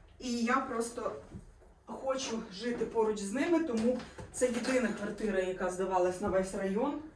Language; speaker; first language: Ukrainian; non-native, local second language; Russian